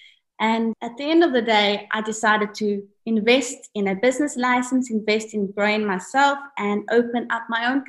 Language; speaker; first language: English; native; English